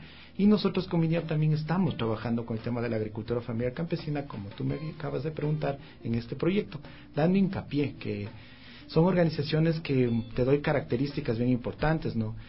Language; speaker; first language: Spanish; native; Spanish